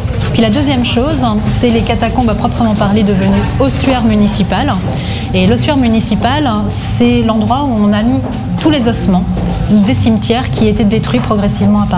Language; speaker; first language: French; native; French